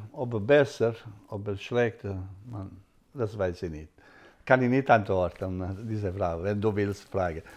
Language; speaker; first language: German; non-native, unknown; Italian